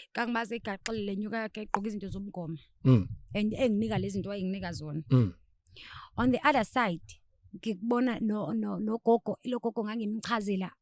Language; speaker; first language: Zulu; native; Zulu